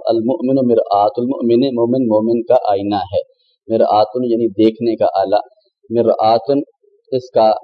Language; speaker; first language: Urdu; native; Urdu